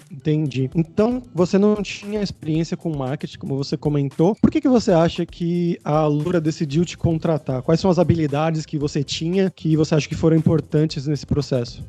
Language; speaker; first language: Portuguese; native; Portuguese